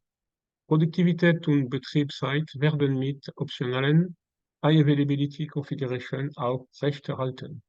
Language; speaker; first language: German; non-native, learner; French